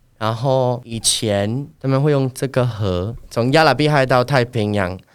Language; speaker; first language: Chinese; non-native, fluent; Spanish